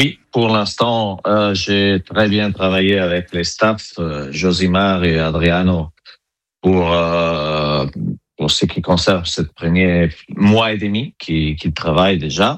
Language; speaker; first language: French; non-native, fluent; Italian